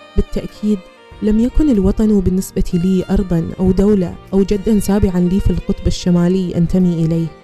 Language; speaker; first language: Arabic; early bilingual, other home language; German